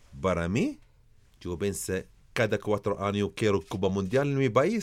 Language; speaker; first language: Spanish; non-native, learner; Arabic